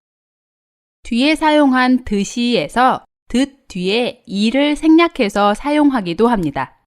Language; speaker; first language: Korean; native; Korean